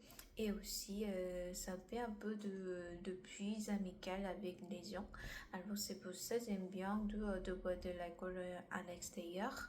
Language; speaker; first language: French; non-native, learner; Korean